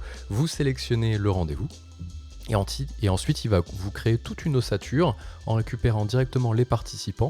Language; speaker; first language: French; native; French